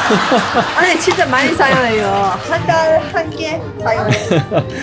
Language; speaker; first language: Korean; non-native, learner; Persian